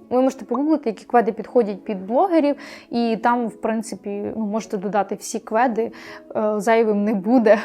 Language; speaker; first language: Ukrainian; non-native, local second language; Russian